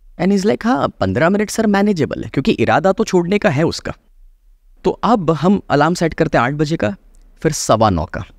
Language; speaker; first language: Hindi; native; Hindi